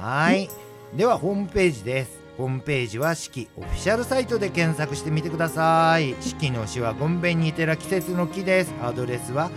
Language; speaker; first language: Japanese; native; Japanese